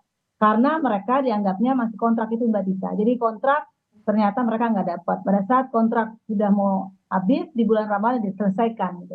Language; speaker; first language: Indonesian; native; Indonesian